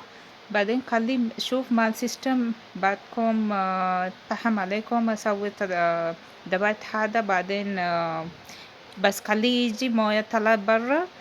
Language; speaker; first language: Arabic; non-native, learner; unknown